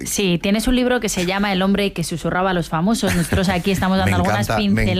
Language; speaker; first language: Spanish; native; Spanish